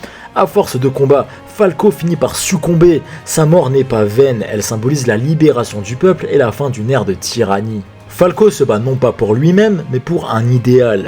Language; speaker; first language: French; native; French